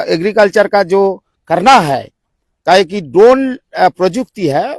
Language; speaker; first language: Hindi; non-native, local second language; Bangla